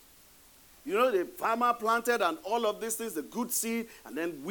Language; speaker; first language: English; non-native, local second language; Yoruba